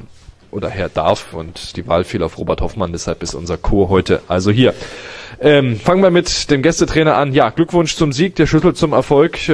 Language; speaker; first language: German; native; German